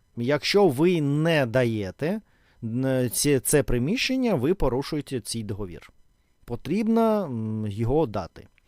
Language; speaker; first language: Ukrainian; non-native, local second language; Russian